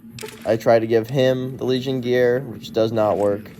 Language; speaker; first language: English; native; English